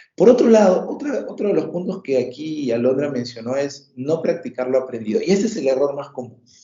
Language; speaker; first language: Spanish; native; Spanish